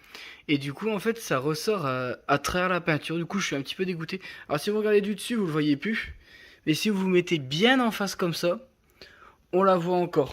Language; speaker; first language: French; native; French